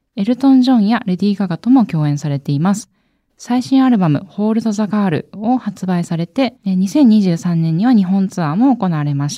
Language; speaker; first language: Japanese; native; Japanese